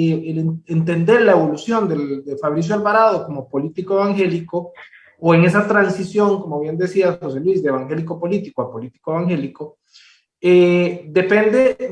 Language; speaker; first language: Spanish; native; Spanish